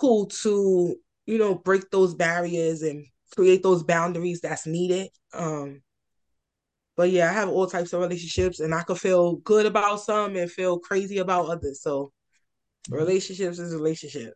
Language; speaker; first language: English; native; English